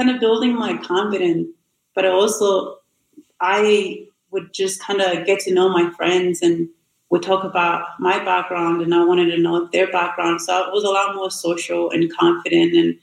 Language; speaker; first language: English; non-native, fluent; Rundi